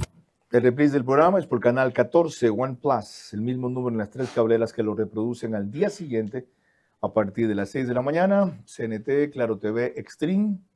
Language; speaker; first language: Spanish; native; Spanish